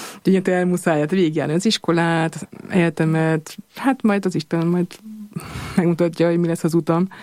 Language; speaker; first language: Hungarian; early bilingual, heritage; Hungarian